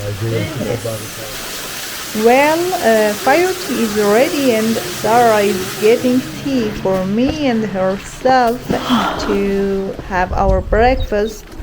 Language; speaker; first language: English; non-native, learner; Kurdish